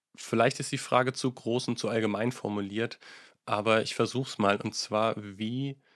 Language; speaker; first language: German; native; German